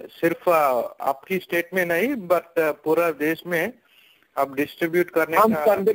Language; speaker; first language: Hindi; non-native, local second language; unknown